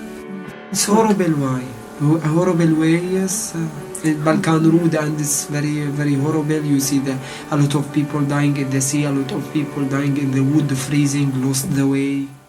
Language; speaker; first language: English; non-native, learner; Arabic